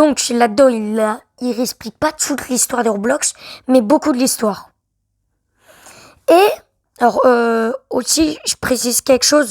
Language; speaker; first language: French; native; French